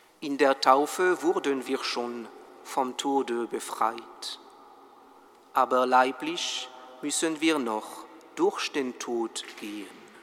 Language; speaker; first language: German; non-native, fluent; French